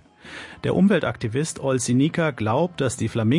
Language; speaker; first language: German; native; German